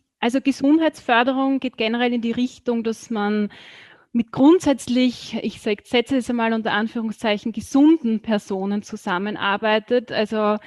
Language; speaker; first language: German; native; German